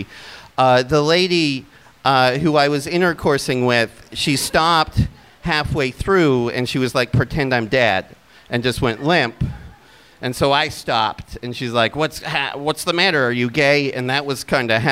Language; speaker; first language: English; native; English